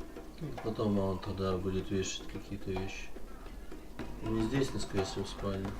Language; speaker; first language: Russian; native; Russian